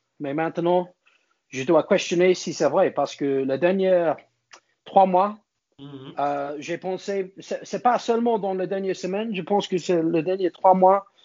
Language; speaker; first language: French; non-native, learner; English